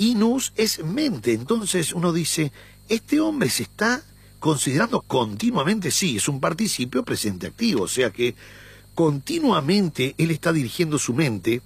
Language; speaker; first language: Spanish; native; Spanish